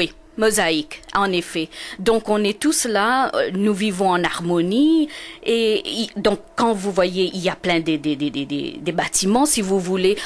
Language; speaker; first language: French; non-native, local second language; Morisyen